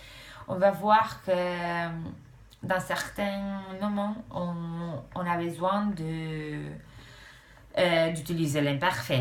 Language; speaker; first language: French; non-native, fluent; Romanian